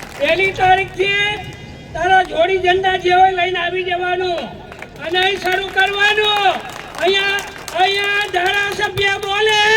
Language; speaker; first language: Gujarati; native; Gujarati